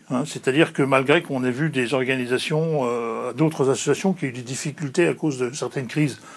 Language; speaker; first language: French; native; French